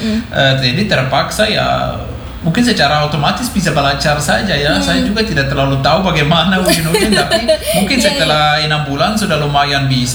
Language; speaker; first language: Indonesian; non-native, fluent; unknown